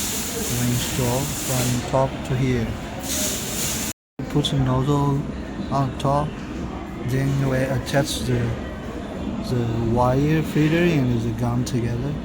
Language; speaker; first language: English; non-native, learner; Chinese